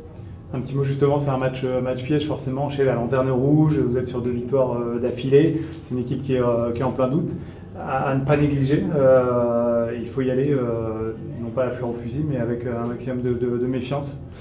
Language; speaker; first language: French; native; French